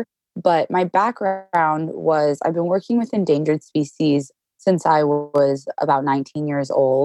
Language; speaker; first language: English; native; English